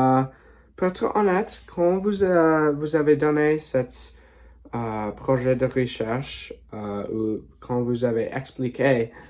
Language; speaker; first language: French; non-native, learner; English